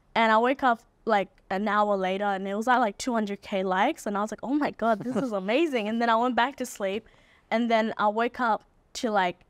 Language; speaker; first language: English; native; English